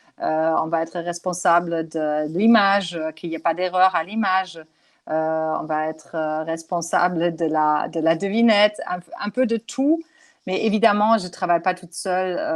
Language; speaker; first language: French; non-native, fluent; German